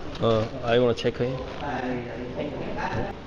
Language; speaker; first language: English; non-native, learner; Korean